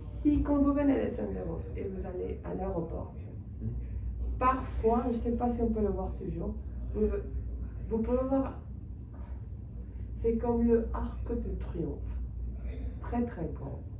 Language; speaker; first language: French; non-native, fluent; Spanish